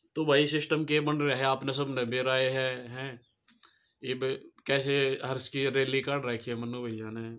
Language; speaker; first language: Hindi; native; Hindi